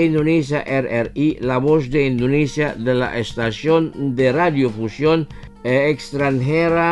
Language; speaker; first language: Spanish; non-native, fluent; Indonesian